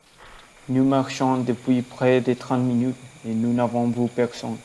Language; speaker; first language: French; non-native, learner; Spanish